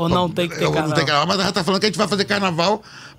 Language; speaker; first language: Portuguese; native; Portuguese